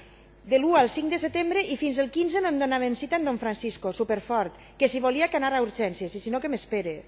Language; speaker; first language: Catalan; native; Catalan